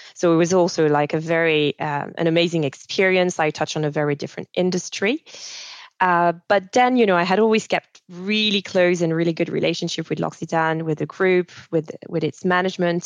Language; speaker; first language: English; non-native, fluent; French